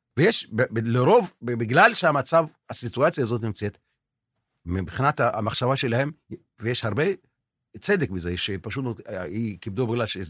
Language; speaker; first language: Hebrew; non-native, local second language; Arabic